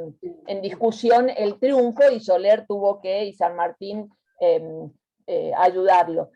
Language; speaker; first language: Spanish; native; Spanish